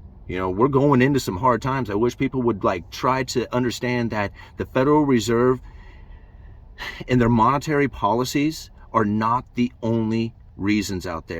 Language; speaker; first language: English; native; English